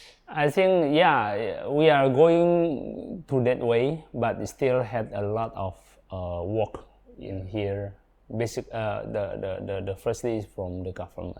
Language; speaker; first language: English; non-native, learner; Indonesian